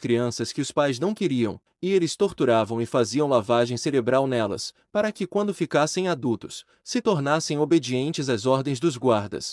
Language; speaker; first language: Portuguese; native; Portuguese